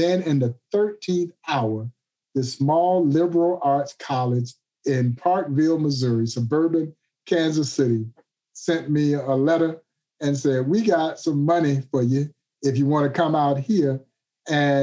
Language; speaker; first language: English; native; English